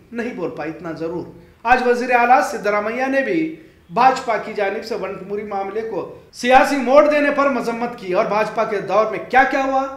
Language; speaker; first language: Hindi; non-native, local second language; Urdu